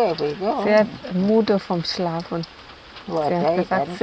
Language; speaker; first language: German; non-native, learner; Thai